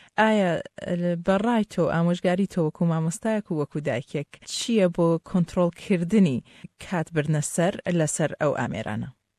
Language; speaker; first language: Central Kurdish; native; Central Kurdish